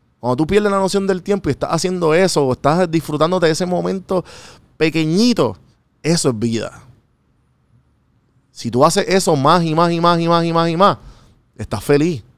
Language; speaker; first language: Spanish; native; Spanish